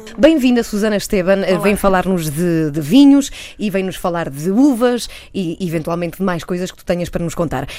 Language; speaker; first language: Portuguese; native; Portuguese